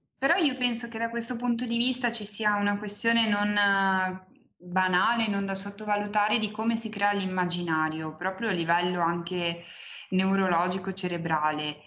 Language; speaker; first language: Italian; native; Italian